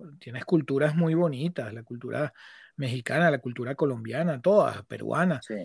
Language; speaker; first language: Spanish; native; Spanish